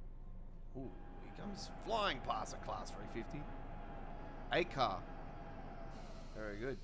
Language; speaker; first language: English; native; English